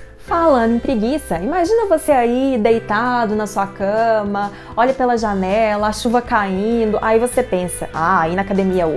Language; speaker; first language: Portuguese; native; Portuguese